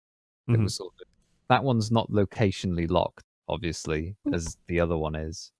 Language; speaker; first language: English; native; English